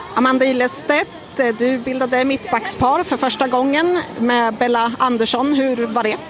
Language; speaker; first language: Swedish; native; Swedish